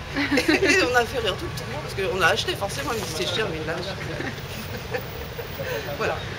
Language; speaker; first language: French; native; French